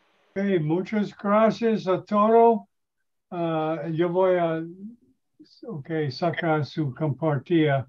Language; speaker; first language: Spanish; non-native, learner; English